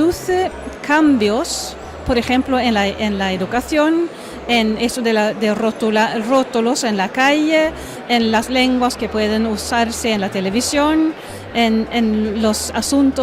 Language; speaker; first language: Spanish; non-native, fluent; Swedish